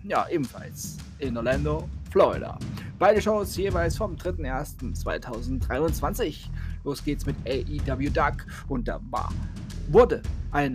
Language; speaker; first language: German; native; German